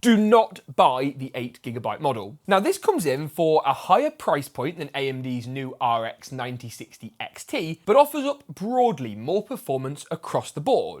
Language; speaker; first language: English; native; English